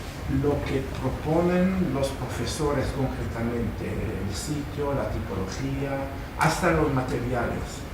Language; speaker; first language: Spanish; non-native, fluent; German